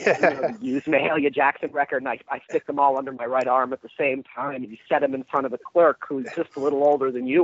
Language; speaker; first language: English; native; English